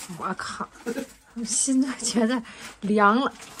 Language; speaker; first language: Chinese; native; Chinese